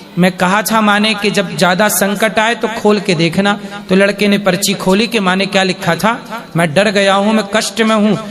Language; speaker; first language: Hindi; native; Hindi